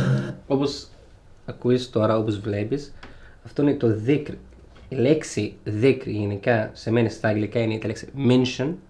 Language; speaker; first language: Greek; non-native, learner; Arabic